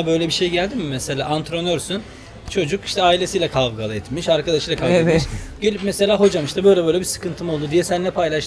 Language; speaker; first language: Turkish; native; Turkish